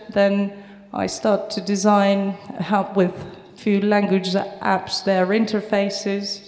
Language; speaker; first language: English; non-native, fluent; Turkish